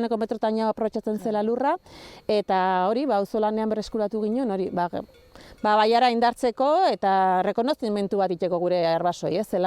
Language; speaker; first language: Basque; native; Basque